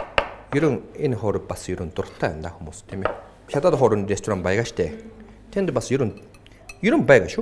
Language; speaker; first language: Mongolian; non-native, fluent; Japanese